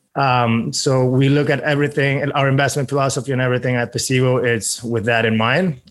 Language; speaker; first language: English; non-native, fluent; Spanish